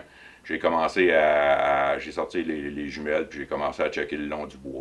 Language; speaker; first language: French; native; French